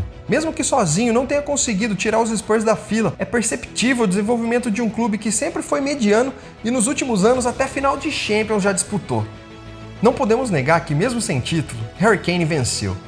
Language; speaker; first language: Portuguese; native; Portuguese